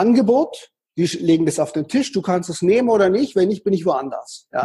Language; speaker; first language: German; native; German